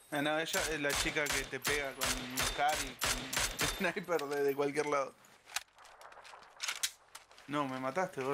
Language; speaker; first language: Spanish; native; Spanish